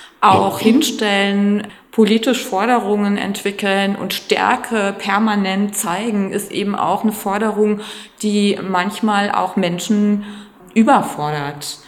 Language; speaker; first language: German; native; German